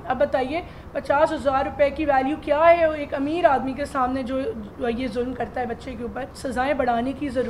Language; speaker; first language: Urdu; native; Urdu